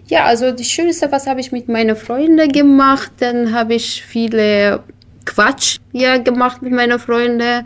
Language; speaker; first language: German; non-native, learner; Kurdish